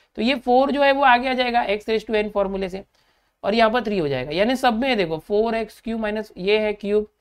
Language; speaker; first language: Hindi; native; Hindi